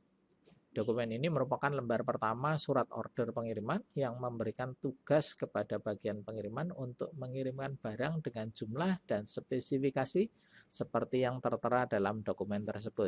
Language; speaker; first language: Indonesian; native; Indonesian